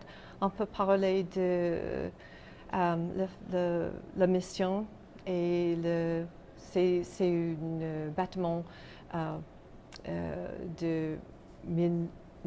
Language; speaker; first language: French; non-native, local second language; English